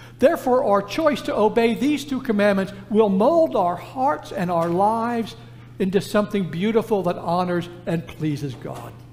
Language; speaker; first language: English; native; English